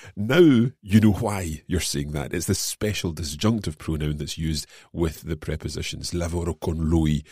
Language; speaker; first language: English; native; English